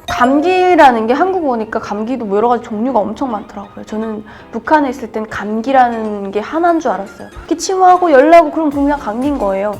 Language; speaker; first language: Korean; native; Korean